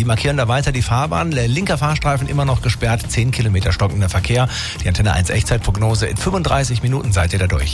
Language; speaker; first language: German; native; German